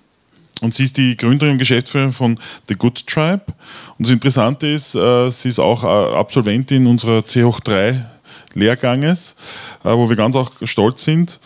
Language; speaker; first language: German; native; German